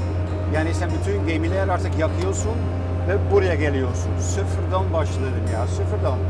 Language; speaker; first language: Turkish; non-native, fluent; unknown